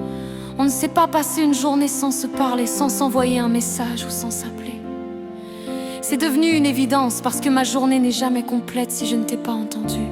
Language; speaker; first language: French; native; French